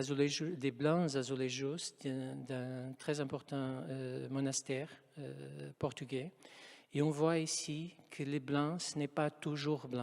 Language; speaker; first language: French; non-native, fluent; Portuguese